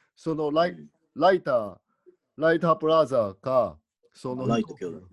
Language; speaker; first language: Japanese; non-native, learner; Chinese